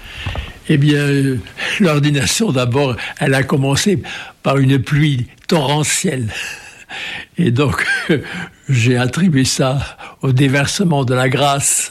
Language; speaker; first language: French; native; French